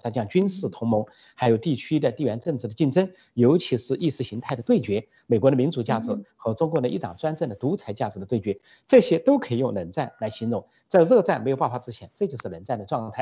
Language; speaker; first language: Chinese; native; Chinese